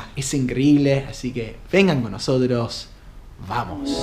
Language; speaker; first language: Spanish; non-native, fluent; English